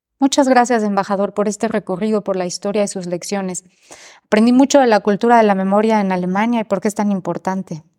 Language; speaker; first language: Spanish; native; Spanish